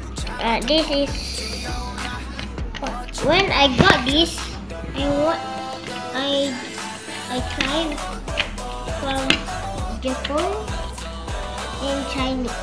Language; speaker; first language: English; non-native, learner; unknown